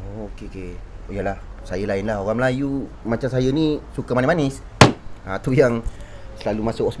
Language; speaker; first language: Malay; native; Malay